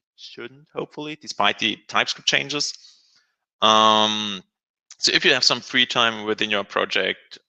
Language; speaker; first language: English; non-native, fluent; German